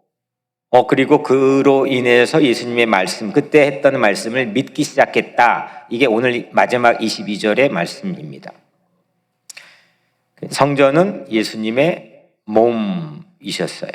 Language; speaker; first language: Korean; native; Korean